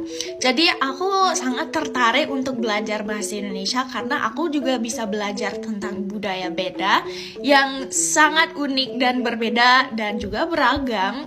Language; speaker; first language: Indonesian; non-native, fluent; English